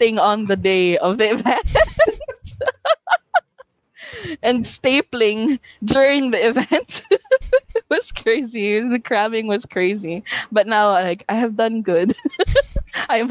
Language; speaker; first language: English; non-native, local second language; Hiligaynon